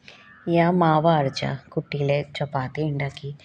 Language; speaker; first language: Malayalam; non-native, learner; Hindi